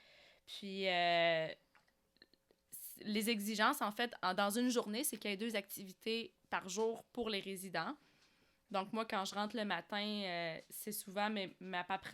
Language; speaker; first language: French; early bilingual, other home language; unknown